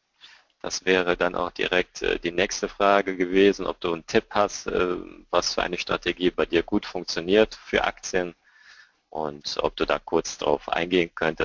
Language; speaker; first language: German; native; German